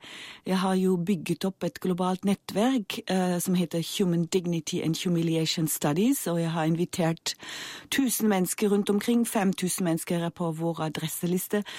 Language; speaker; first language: Norwegian; non-native, fluent; German